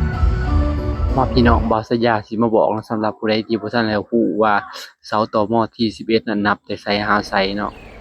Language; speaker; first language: Thai; non-native, local second language; Lao